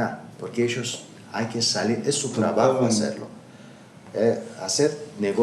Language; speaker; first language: Spanish; non-native, learner; Azerbaijani